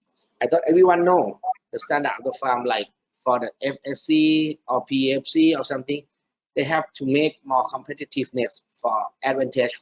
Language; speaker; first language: English; non-native, learner; Thai